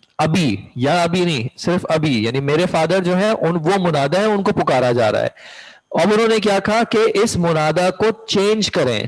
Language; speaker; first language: Urdu; native; Urdu